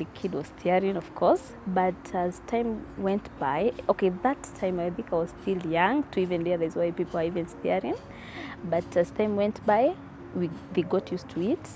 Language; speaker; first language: English; non-native, local second language; Kikuyu